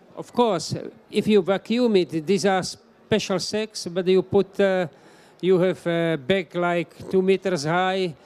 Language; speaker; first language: English; non-native, fluent; Czech